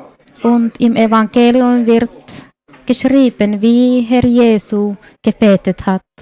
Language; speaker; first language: German; non-native, fluent; Swedish